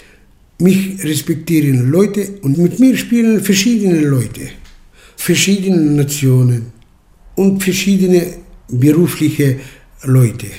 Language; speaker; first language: German; early bilingual, heritage; German